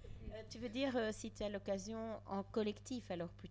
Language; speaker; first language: French; native; French